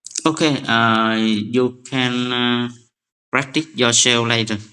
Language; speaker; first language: English; non-native, fluent; Vietnamese